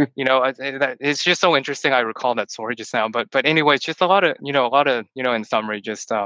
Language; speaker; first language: English; early bilingual, other home language; Chinese